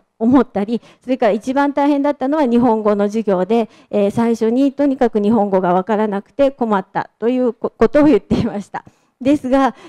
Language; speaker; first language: Japanese; native; Japanese